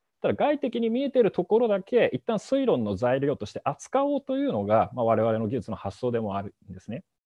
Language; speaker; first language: Japanese; native; Japanese